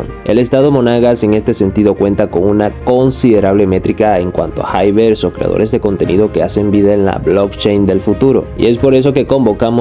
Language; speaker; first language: Spanish; native; Spanish